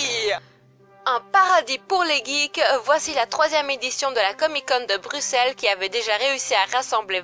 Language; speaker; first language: French; native; French